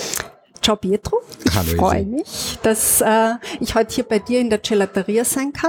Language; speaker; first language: German; native; German